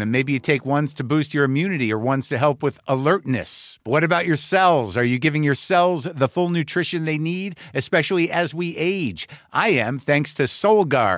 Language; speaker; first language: English; native; English